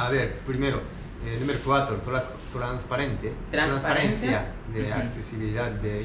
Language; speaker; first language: Spanish; non-native, learner; Japanese